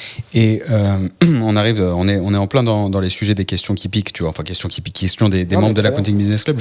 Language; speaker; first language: French; native; French